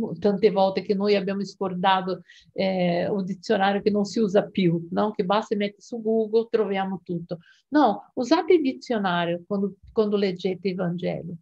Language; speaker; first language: Italian; non-native, fluent; Portuguese